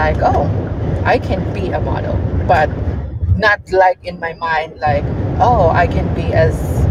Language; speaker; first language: English; non-native, local second language; Cebuano